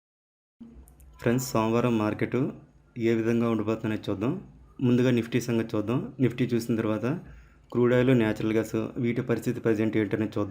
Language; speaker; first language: Telugu; native; Telugu